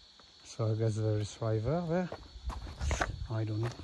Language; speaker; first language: English; non-native, learner; French